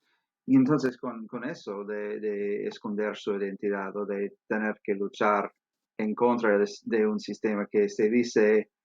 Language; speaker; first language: Spanish; non-native, fluent; English